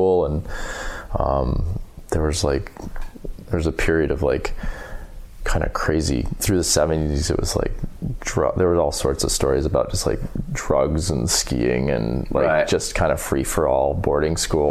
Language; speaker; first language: English; native; English